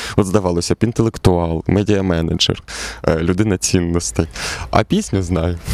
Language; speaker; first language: Ukrainian; non-native, local second language; Russian